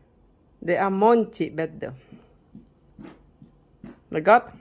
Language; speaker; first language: Swedish; non-native, learner; Filipino